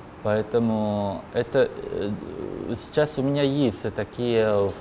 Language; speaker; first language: Russian; non-native, learner; Korean